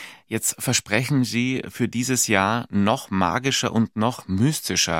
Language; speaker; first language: German; native; German